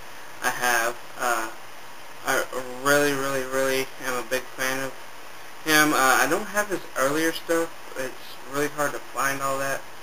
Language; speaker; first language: English; native; English